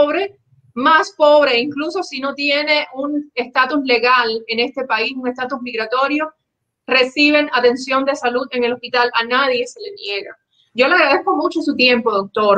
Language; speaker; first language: Spanish; native; Spanish